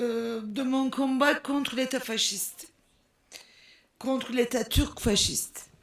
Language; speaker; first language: French; non-native, fluent; Turkish